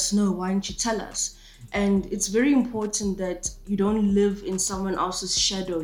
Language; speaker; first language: English; non-native, local second language; Zulu